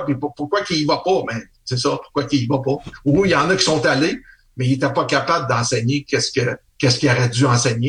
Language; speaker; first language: French; native; French